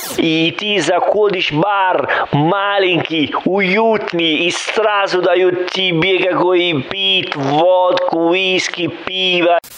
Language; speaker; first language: Russian; non-native, learner; Italian